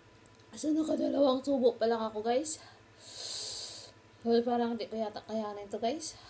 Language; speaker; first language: Filipino; native; Filipino